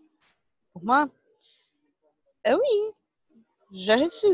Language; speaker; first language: French; non-native, learner; Portuguese